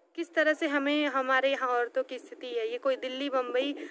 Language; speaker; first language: Hindi; native; Hindi